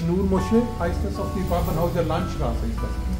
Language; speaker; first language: German; non-native, learner; Urdu